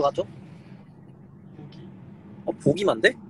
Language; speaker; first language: Korean; native; Korean